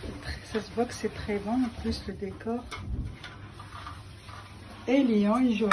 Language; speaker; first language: French; non-native, local second language; Arabic